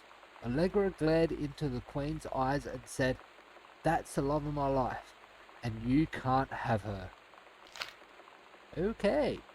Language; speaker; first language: English; native; English